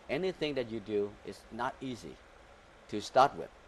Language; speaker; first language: English; early bilingual, other home language; Vietnamese